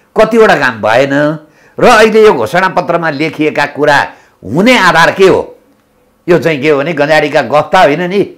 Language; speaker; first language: Nepali; native; Nepali